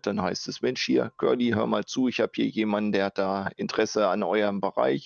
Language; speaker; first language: German; native; German